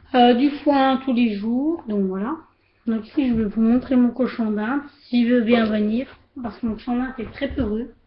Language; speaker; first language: French; native; French